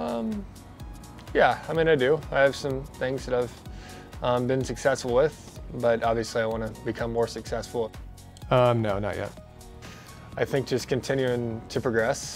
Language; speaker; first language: English; native; English